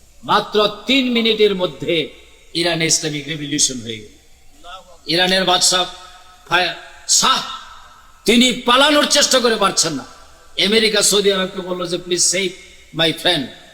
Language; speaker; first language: Bangla; native; Bangla